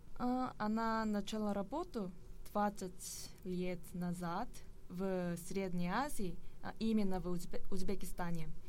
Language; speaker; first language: Russian; non-native, learner; Korean